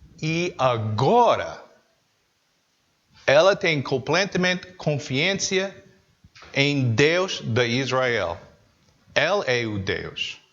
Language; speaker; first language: Portuguese; non-native, learner; English